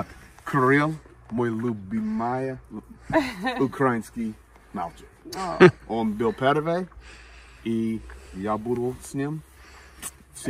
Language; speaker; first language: Ukrainian; non-native, learner; English